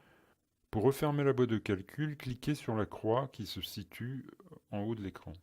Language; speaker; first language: French; native; French